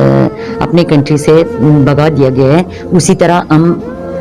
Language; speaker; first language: Hindi; non-native, fluent; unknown